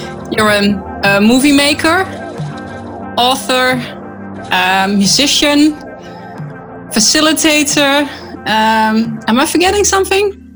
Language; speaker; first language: English; non-native, fluent; Dutch